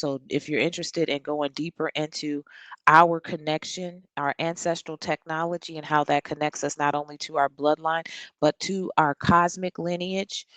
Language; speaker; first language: English; native; English